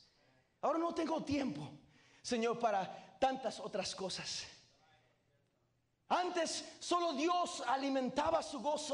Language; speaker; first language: Spanish; native; Spanish